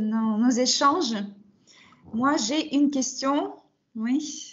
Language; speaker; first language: French; non-native, fluent; Russian